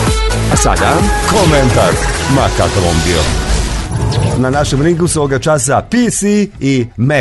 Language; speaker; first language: Serbian; native; Serbian